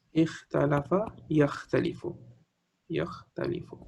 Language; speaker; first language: Arabic; non-native, fluent; English